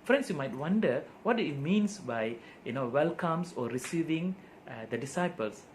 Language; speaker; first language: English; non-native, local second language; Tamil